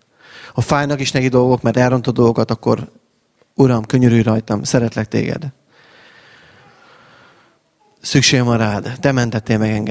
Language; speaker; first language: Hungarian; native; Hungarian